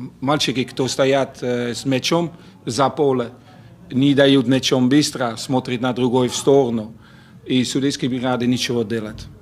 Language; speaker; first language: Russian; non-native, learner; Dutch